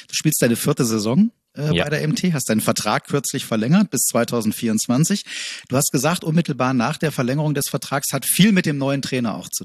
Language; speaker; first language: German; native; German